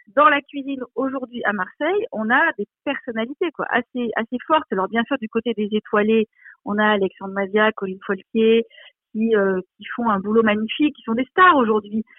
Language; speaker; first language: French; native; French